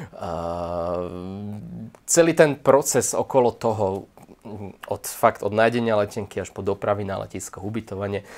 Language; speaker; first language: Slovak; native; Slovak